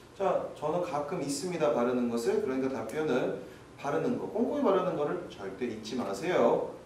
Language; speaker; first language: Korean; native; Korean